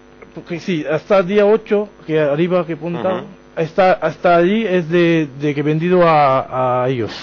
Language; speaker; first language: Spanish; non-native, learner; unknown